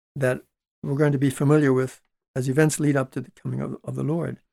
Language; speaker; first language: English; early bilingual, other home language; Dutch